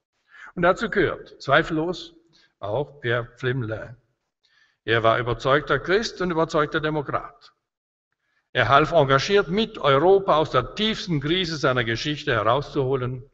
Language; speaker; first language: German; native; German